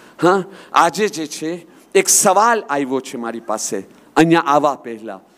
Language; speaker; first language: Gujarati; early bilingual, heritage; Gujarati